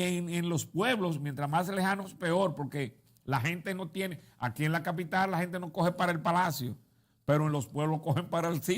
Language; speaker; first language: Spanish; native; Spanish